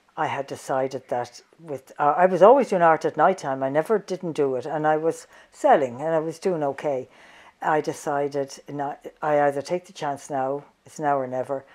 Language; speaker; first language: English; native; English